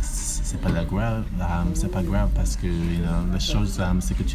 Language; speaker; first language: French; non-native, learner; English